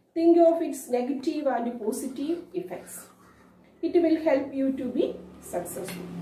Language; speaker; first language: English; non-native, local second language; Malayalam